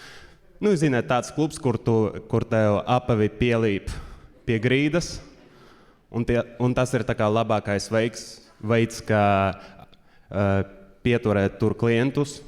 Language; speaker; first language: Latvian; early bilingual, other home language; Russian